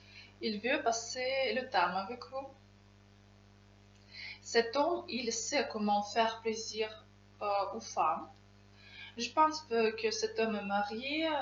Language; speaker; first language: French; non-native, fluent; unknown